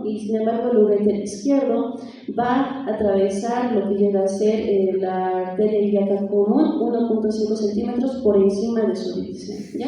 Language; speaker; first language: Spanish; native; Spanish